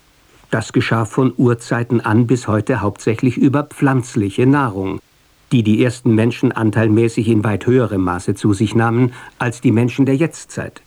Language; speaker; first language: German; native; German